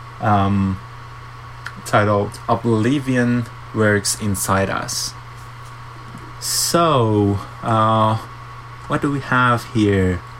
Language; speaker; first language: English; non-native, fluent; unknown